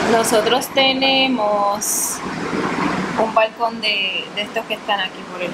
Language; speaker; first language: Spanish; native; Spanish